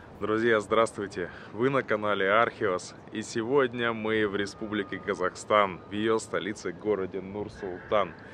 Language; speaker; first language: Russian; native; Russian